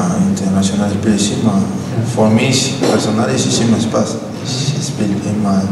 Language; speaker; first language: German; non-native, learner; Spanish